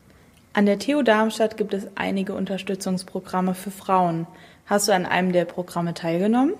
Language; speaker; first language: German; native; German